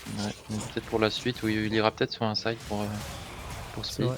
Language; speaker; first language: French; native; French